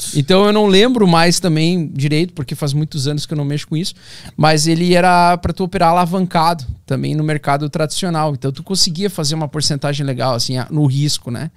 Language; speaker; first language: Portuguese; native; Portuguese